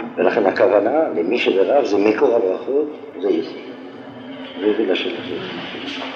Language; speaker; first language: Hebrew; non-native, fluent; French